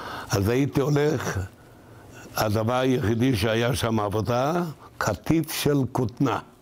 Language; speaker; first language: Hebrew; non-native, fluent; Yiddish